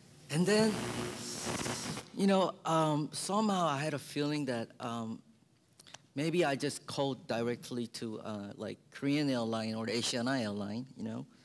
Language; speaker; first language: English; early bilingual, other home language; Korean